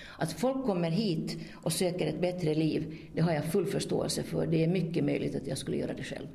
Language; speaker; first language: Swedish; native; Swedish